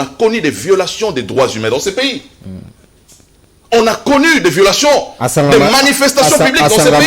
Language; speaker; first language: French; non-native, local second language; Lingala